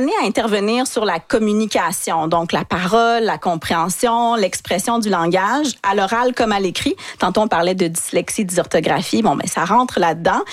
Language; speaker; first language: French; native; French